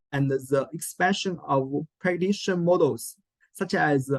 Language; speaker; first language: English; non-native, learner; Chinese